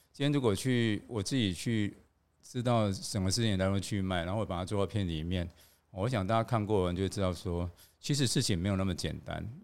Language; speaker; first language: Chinese; native; Chinese